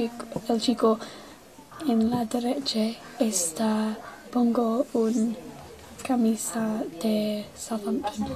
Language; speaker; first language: Spanish; non-native, learner; English